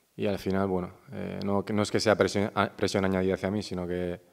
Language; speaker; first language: Spanish; native; Spanish